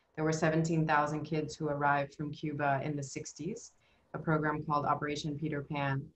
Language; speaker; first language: English; early bilingual, other home language; Spanish